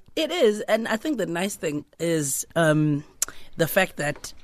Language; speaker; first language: English; non-native, local second language; Zulu